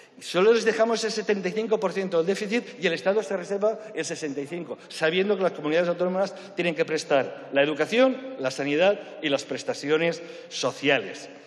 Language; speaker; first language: Spanish; non-native, local second language; Catalan